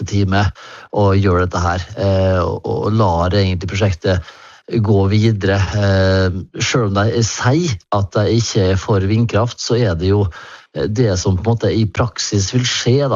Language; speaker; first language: Norwegian; native; Norwegian